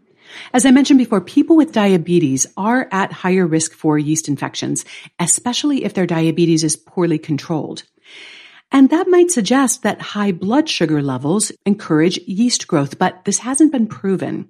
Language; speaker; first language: English; native; English